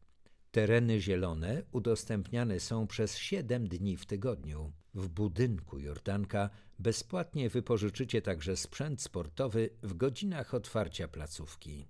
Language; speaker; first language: Polish; native; Polish